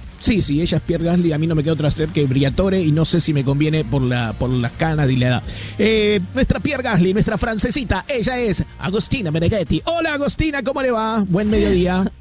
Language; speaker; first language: Spanish; native; Spanish